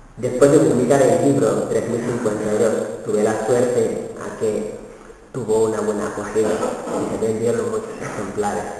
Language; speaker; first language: Spanish; non-native, fluent; Wolof